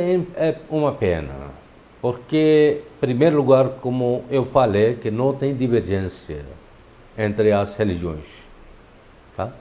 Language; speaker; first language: Portuguese; non-native, fluent; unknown